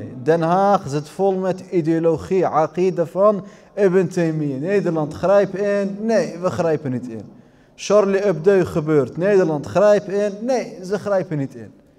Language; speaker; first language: Dutch; early bilingual, other home language; Arabic